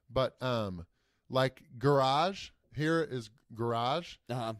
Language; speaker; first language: English; native; English